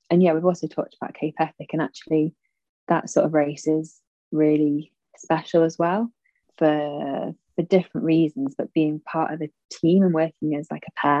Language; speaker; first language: English; native; English